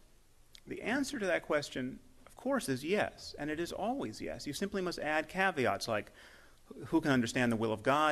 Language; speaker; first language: English; native; English